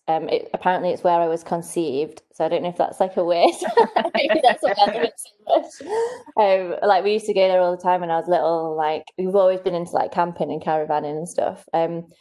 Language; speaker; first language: English; native; English